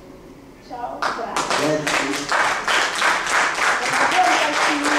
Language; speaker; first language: Italian; non-native, fluent; Arabic